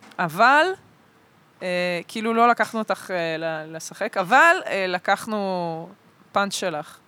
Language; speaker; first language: Hebrew; early bilingual, other home language; Russian